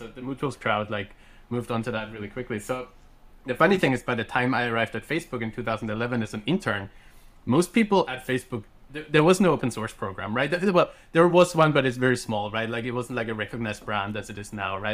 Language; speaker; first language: English; non-native, fluent; German